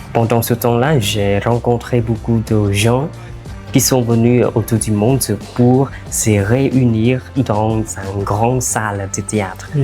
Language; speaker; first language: French; non-native, fluent; Khmer